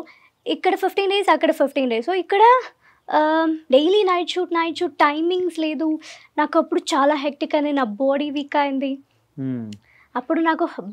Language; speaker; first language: Telugu; non-native, learner; Malayalam